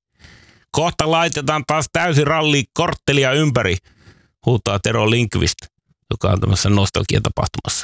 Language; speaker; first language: Finnish; native; Finnish